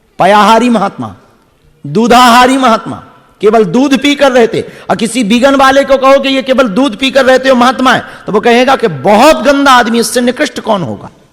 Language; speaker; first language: Hindi; native; Hindi